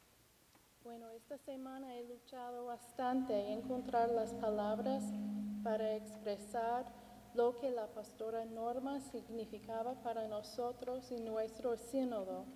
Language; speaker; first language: Spanish; non-native, fluent; English